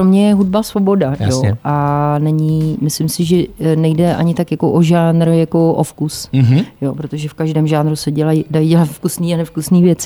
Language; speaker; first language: Czech; native; Czech